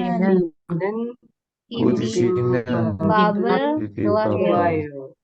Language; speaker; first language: Korean; non-native, learner; Indonesian